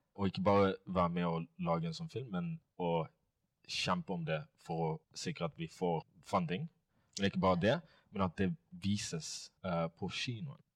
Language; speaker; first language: Norwegian; non-native, fluent; Swahili